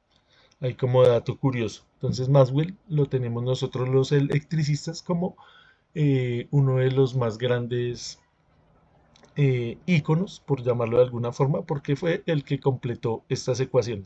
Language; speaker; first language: Spanish; native; Spanish